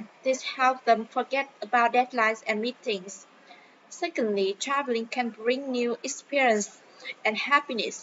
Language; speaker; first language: English; non-native, learner; Vietnamese